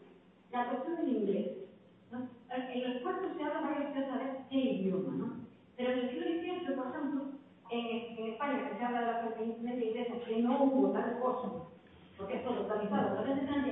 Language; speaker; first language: Spanish; native; Spanish